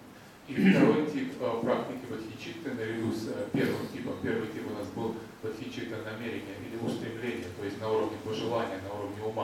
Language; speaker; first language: Russian; native; Russian